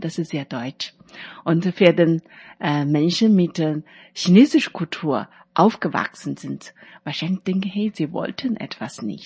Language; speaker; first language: German; non-native, learner; Chinese